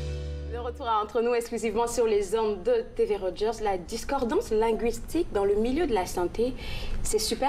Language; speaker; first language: French; native; French